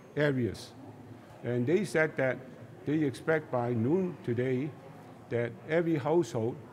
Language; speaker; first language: English; non-native, local second language; Chinese